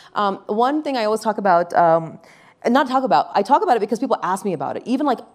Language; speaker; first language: English; early bilingual, other home language; Urdu